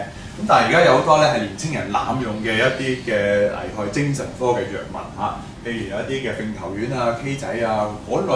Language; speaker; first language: Cantonese; native; Cantonese